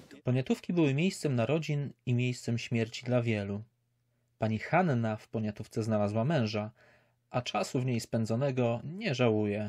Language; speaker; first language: Polish; native; Polish